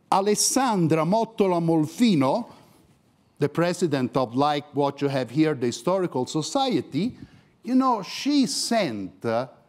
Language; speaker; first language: English; non-native, fluent; Italian